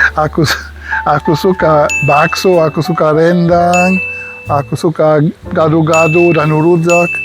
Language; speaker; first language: Indonesian; non-native, learner; German